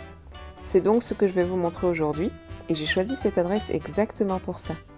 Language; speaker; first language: French; native; French